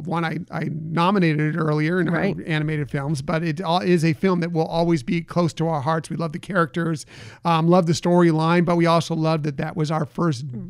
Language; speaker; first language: English; native; English